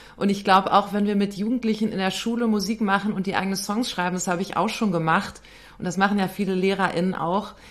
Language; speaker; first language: German; native; German